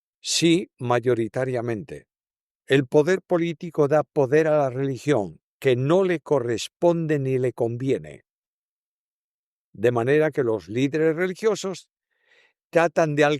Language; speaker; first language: Spanish; native; Spanish